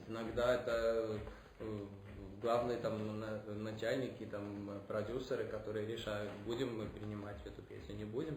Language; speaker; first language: Russian; early bilingual, heritage; Russian